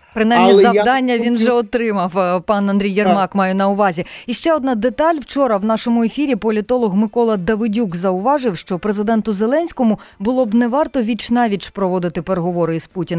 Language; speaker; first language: Ukrainian; native; Ukrainian